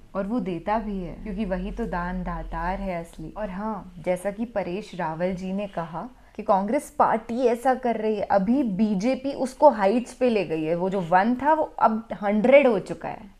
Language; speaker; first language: Hindi; native; Hindi